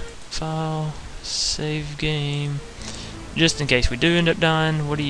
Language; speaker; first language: English; native; English